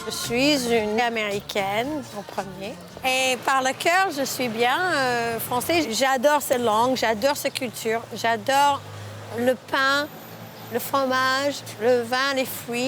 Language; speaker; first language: French; non-native, fluent; English